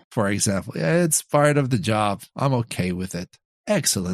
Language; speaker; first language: English; non-native, fluent; Polish